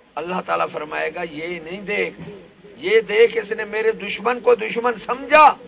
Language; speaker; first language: Urdu; non-native, local second language; Punjabi